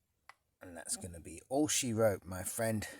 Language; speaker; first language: English; native; English